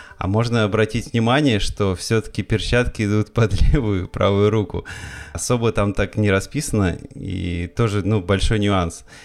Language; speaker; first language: Russian; native; Russian